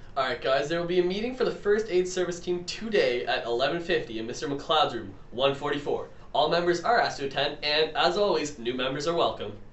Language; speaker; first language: English; native; English